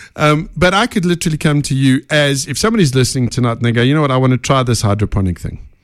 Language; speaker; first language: English; native; English